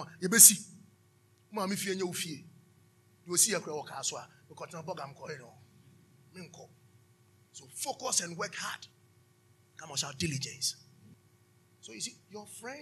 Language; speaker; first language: English; non-native, local second language; Akan